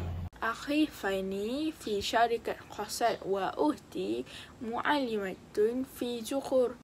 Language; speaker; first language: Arabic; non-native, learner; Malay